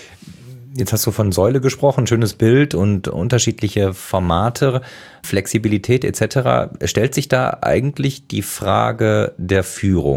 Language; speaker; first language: German; native; German